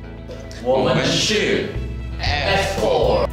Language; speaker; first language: Chinese; non-native, learner; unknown